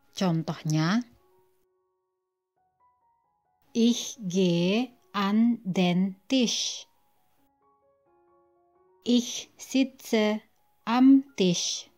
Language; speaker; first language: German; non-native, fluent; Indonesian